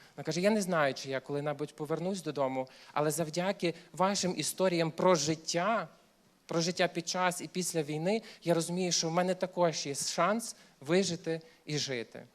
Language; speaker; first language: Ukrainian; native; Ukrainian